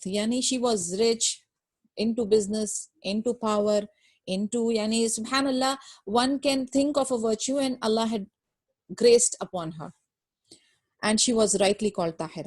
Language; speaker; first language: English; non-native, local second language; Urdu